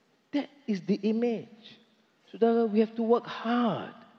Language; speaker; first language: English; non-native, local second language; Malay